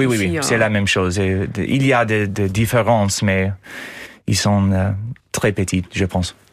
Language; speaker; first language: French; non-native, learner; English